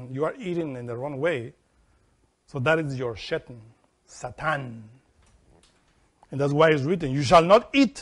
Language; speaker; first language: English; non-native, fluent; Spanish